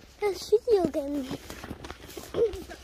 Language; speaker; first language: German; early bilingual, other home language; Indonesian